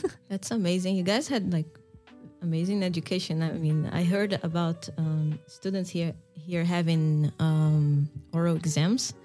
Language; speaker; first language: English; non-native, fluent; Portuguese